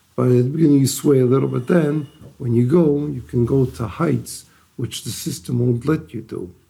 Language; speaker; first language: English; native; English